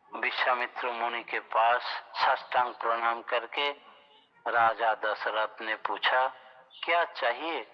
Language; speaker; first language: Hindi; non-native, local second language; Bangla